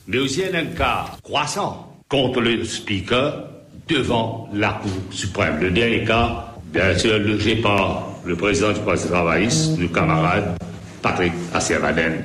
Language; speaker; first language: French; non-native, local second language; Morisyen